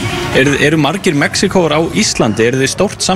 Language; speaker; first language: Icelandic; native; Icelandic